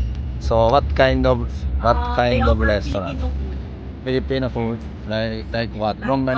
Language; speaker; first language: English; non-native, learner; Japanese